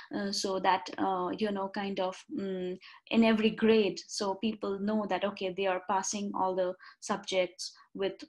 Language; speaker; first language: English; non-native, local second language; Bangla